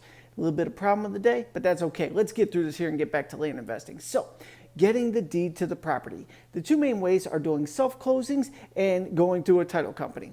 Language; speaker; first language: English; native; English